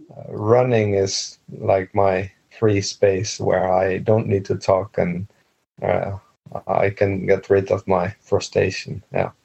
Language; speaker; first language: English; non-native, fluent; Dutch